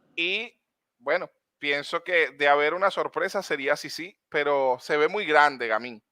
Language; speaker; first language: Spanish; native; Spanish